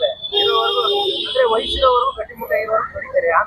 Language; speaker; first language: Kannada; native; Kannada